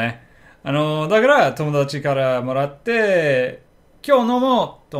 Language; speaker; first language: Japanese; non-native, learner; English